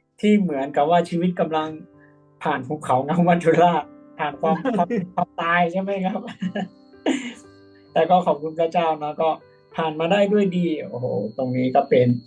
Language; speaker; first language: Thai; native; Thai